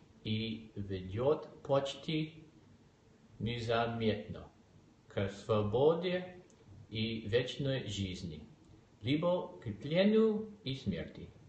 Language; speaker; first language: Russian; non-native, learner; English